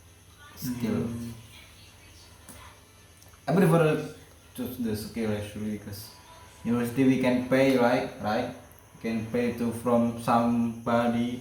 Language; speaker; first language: English; non-native, learner; Indonesian